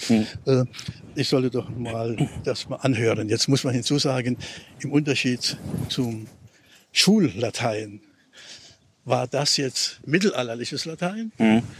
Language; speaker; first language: German; native; German